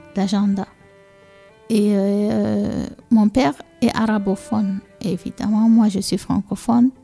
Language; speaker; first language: French; non-native, local second language; Fula